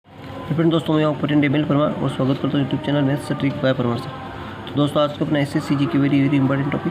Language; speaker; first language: Hindi; native; Hindi